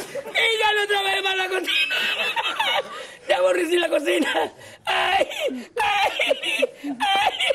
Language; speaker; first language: Spanish; native; Spanish